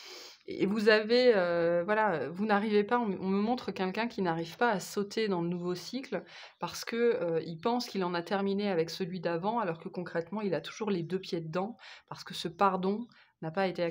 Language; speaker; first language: French; native; French